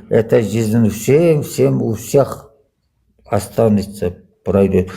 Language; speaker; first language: Russian; non-native, local second language; Kazakh